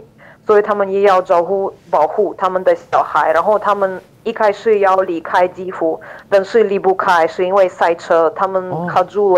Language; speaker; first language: Chinese; non-native, fluent; Ukrainian